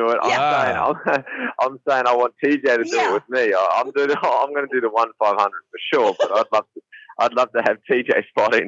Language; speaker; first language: English; native; English